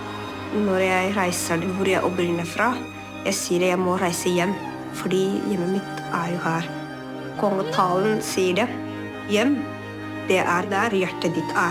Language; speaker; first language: Norwegian; non-native, fluent; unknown